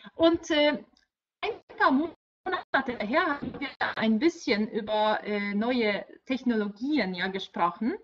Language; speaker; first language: German; non-native, fluent; Polish